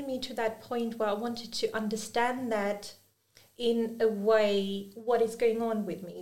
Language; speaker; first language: English; non-native, fluent; German